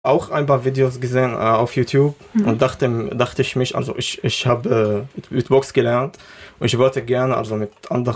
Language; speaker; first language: German; non-native, learner; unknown